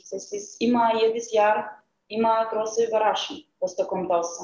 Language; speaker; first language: German; non-native, fluent; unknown